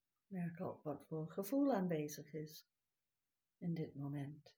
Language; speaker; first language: Dutch; non-native, fluent; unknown